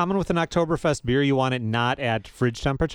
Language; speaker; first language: English; native; English